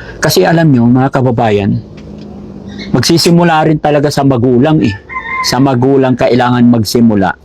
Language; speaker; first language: Filipino; non-native, local second language; Pangasinan